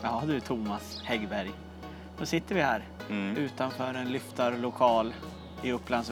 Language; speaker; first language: Swedish; native; Swedish